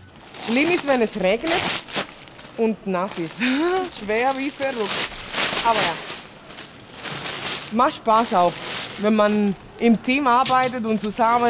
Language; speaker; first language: German; non-native, fluent; Spanish